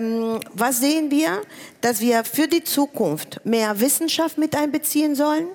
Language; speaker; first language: German; non-native, fluent; Spanish